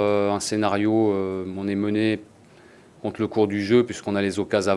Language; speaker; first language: French; native; French